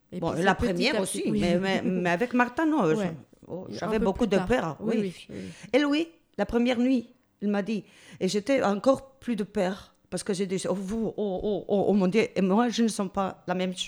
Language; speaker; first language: French; non-native, learner; Spanish